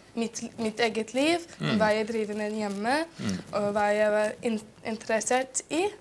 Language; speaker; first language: Norwegian; non-native, fluent; English